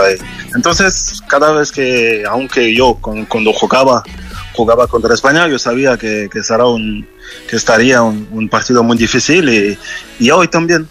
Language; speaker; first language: Spanish; non-native, fluent; French